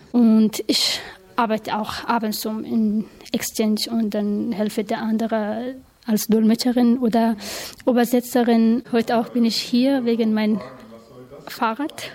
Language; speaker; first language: German; non-native, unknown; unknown